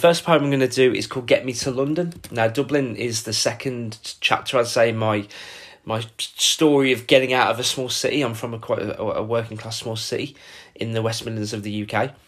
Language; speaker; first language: English; native; English